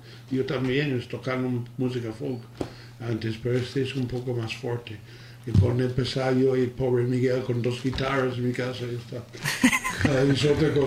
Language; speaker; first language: Spanish; non-native, learner; English